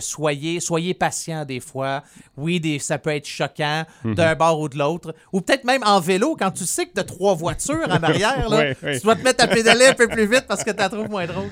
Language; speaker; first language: French; native; French